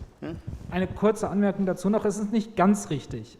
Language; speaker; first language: German; native; German